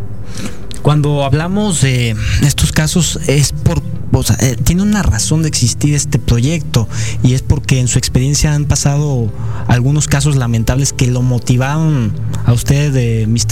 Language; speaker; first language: Spanish; native; Spanish